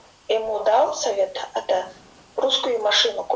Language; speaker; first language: Russian; non-native, learner; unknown